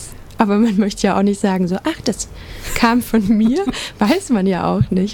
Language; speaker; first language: German; native; German